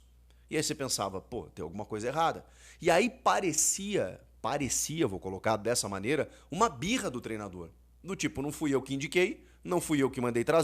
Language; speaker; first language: Portuguese; native; Portuguese